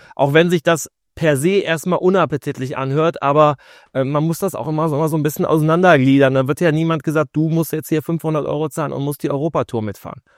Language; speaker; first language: German; native; German